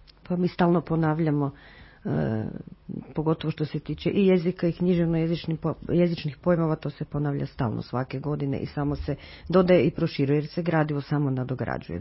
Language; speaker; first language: Croatian; native; Croatian